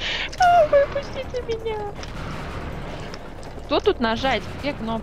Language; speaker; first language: Russian; native; Russian